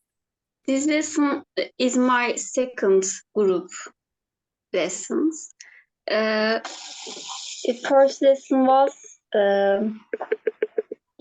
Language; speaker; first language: English; non-native, learner; Turkish